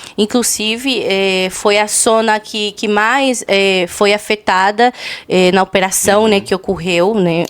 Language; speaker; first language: Portuguese; non-native, fluent; Spanish